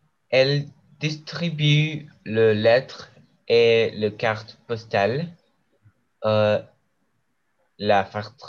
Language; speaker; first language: French; non-native, learner; Spanish